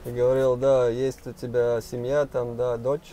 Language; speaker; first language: Russian; non-native, local second language; Latvian